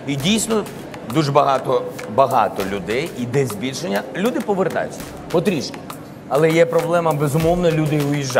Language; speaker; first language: Ukrainian; non-native, local second language; Russian